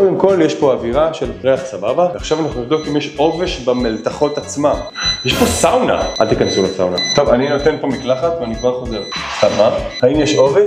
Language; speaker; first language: Hebrew; native; Hebrew